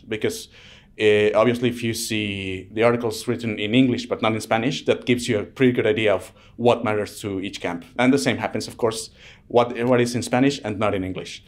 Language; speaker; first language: English; non-native, fluent; Spanish